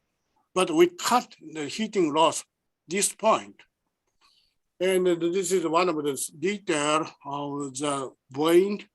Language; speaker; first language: English; non-native, learner; Japanese